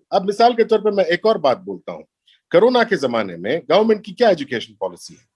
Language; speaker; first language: Hindi; non-native, local second language; Urdu